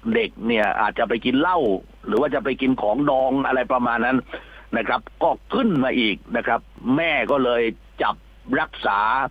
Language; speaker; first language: Thai; native; Thai